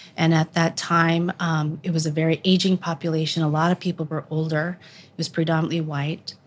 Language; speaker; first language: English; early bilingual, other home language; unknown